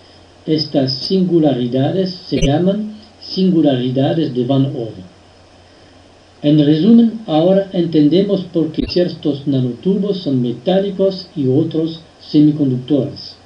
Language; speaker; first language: Spanish; non-native, fluent; French